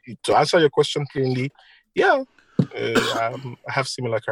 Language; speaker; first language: English; non-native, local second language; Hausa